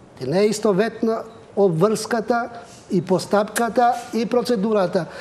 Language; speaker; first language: Macedonian; non-native, local second language; Albanian